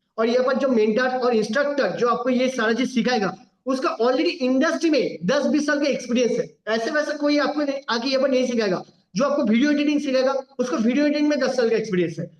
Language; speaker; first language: Hindi; non-native, local second language; Bangla